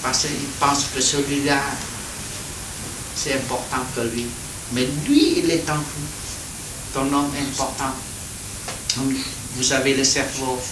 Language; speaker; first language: French; non-native, learner; Vietnamese